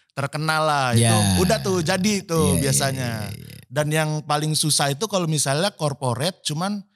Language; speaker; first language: Indonesian; native; Indonesian